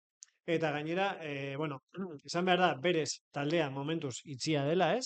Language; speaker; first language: Basque; native; Basque